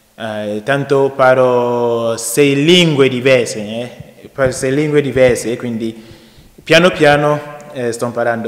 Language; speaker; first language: Italian; non-native, learner; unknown